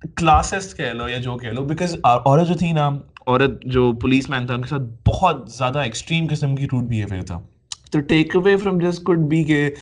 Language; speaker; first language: Urdu; native; Urdu